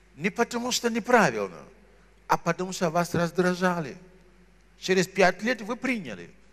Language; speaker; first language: Russian; non-native, fluent; Shona